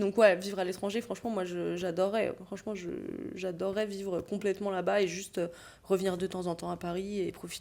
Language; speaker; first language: French; native; French